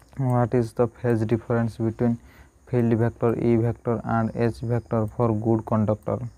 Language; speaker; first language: English; non-native, local second language; Odia